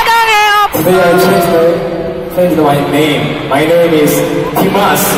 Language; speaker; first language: English; non-native, learner; Korean